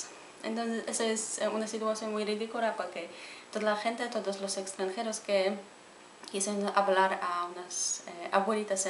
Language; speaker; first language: Spanish; non-native, fluent; Polish